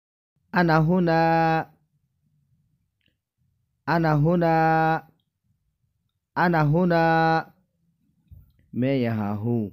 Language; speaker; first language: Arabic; non-native, fluent; Urdu